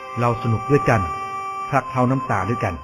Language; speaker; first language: Thai; native; Thai